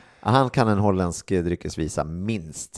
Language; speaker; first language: Swedish; native; Swedish